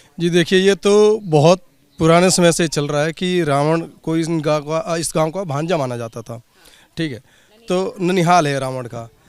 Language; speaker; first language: Hindi; native; Hindi